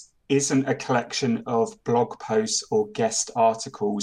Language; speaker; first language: English; native; English